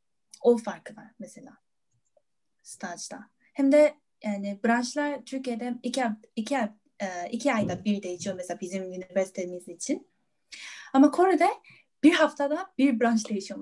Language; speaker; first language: Turkish; non-native, fluent; Korean